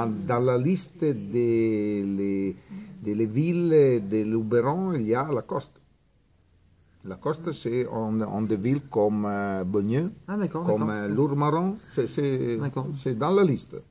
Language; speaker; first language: French; non-native, learner; Italian